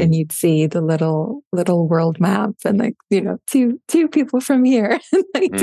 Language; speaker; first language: English; non-native, fluent; German